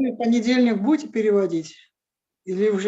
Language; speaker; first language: Russian; native; Russian